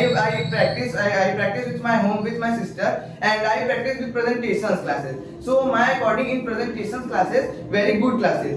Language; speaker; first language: English; non-native, learner; Hindi